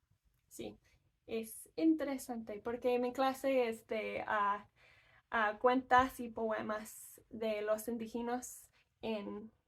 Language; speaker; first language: Spanish; non-native, learner; English